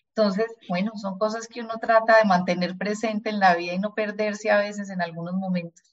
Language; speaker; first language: Spanish; early bilingual, other home language; German